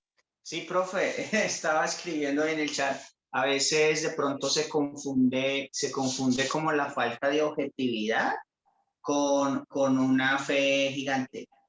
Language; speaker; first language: Spanish; native; Spanish